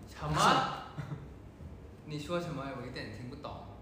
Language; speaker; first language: Chinese; non-native, learner; Thai